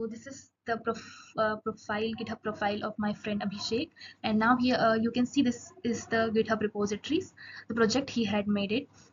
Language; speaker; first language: English; non-native, local second language; Hindi